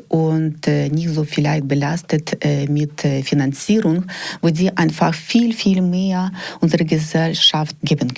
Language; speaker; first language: German; non-native, learner; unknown